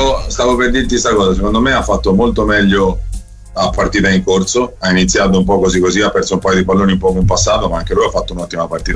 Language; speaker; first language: Italian; native; Italian